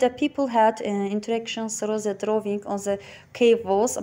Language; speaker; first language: English; non-native, fluent; Azerbaijani